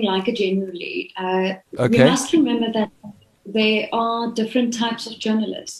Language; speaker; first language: English; non-native, local second language; Afrikaans